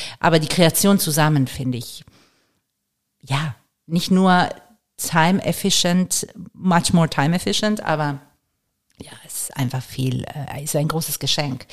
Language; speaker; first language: German; non-native, fluent; Italian